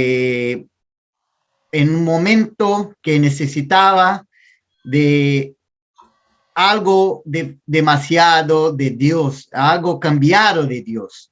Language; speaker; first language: Spanish; non-native, learner; Portuguese